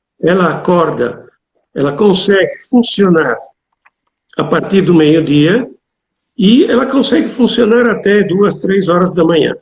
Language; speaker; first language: Portuguese; non-native, fluent; Italian